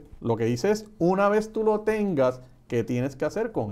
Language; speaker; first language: Spanish; native; Spanish